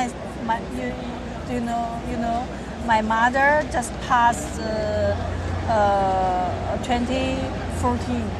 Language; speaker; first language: English; non-native, learner; Chinese